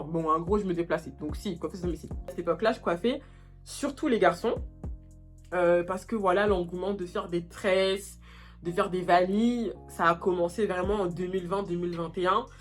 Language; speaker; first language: French; native; French